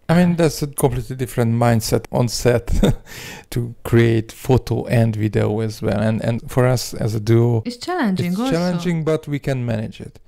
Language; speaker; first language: English; non-native, fluent; Hungarian